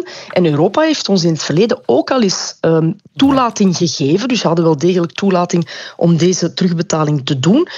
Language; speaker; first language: Dutch; native; Dutch